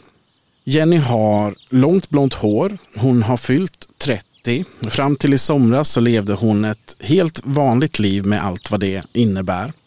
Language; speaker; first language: Swedish; native; Swedish